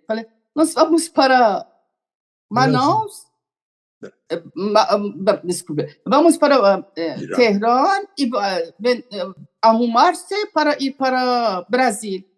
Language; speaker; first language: Portuguese; non-native, learner; Persian